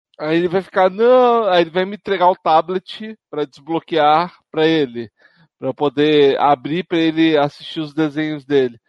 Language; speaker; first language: Portuguese; native; Portuguese